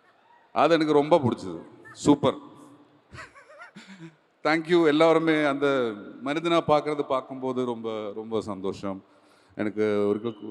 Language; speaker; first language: Tamil; non-native, learner; Malayalam